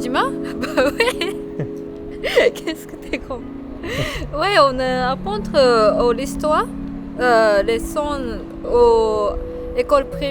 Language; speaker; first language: French; non-native, learner; Japanese